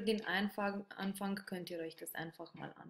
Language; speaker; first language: German; native; German